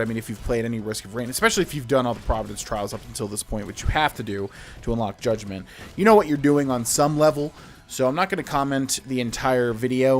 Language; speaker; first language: English; native; English